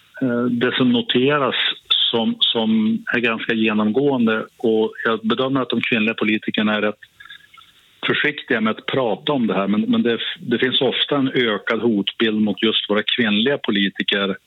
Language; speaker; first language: Swedish; native; Swedish